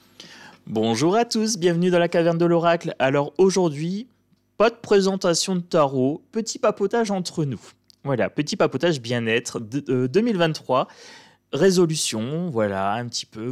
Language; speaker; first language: French; native; French